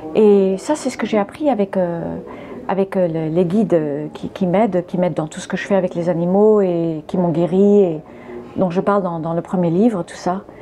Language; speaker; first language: French; early bilingual, other home language; English